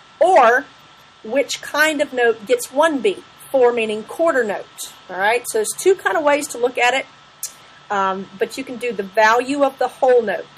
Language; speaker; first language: English; native; English